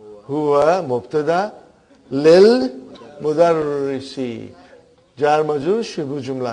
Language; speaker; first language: Arabic; non-native, fluent; Urdu